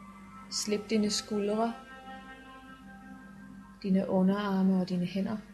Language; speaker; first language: Danish; native; Danish